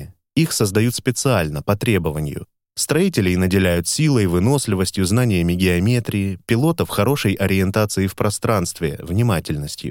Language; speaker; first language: Russian; native; Russian